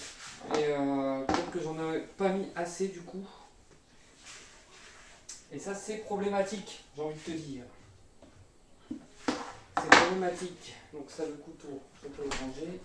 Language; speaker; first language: French; native; French